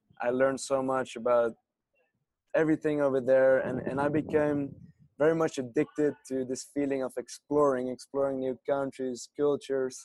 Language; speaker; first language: English; non-native, fluent; Dutch